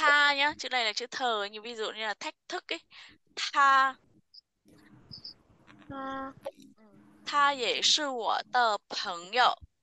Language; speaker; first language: Chinese; non-native, fluent; Vietnamese